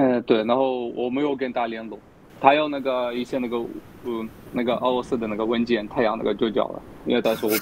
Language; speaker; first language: Chinese; non-native, learner; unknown